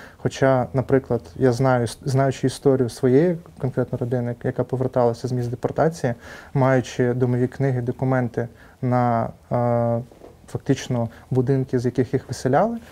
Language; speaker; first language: Ukrainian; non-native, local second language; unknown